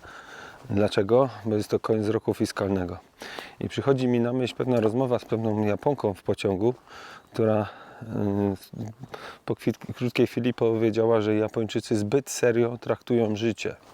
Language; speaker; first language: Polish; native; Polish